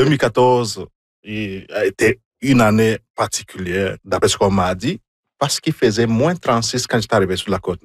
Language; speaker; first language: French; non-native, fluent; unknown